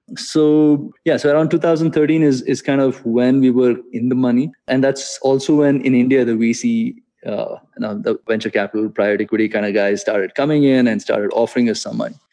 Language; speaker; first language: English; non-native, local second language; Hindi